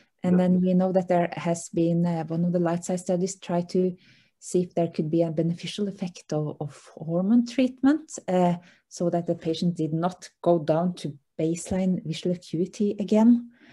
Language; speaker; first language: English; non-native, fluent; Norwegian